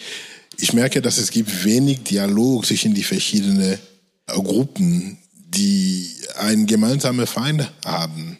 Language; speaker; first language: German; non-native, fluent; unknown